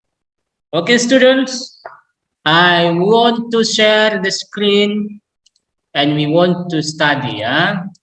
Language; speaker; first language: English; non-native, learner; Indonesian